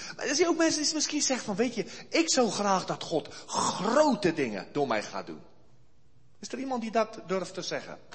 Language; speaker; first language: Dutch; early bilingual, heritage; Dutch